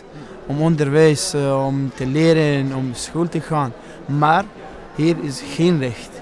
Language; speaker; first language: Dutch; non-native, learner; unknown